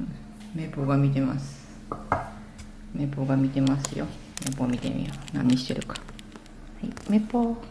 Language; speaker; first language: Japanese; native; Japanese